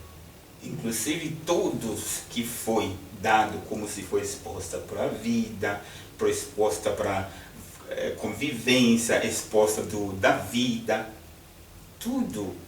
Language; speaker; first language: Portuguese; non-native, fluent; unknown